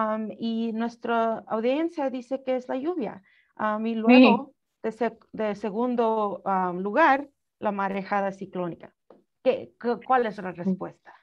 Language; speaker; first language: Spanish; early bilingual, heritage; Spanish